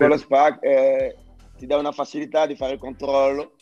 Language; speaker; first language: Italian; non-native, fluent; French